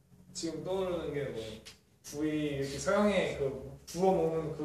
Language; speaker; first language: Korean; native; Korean